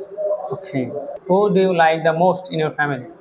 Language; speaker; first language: English; non-native, fluent; Bangla